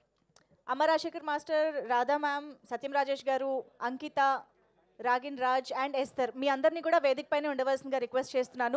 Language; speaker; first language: Telugu; native; Telugu